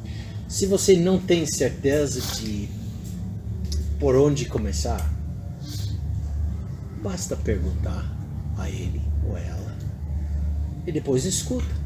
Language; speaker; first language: Portuguese; non-native, fluent; English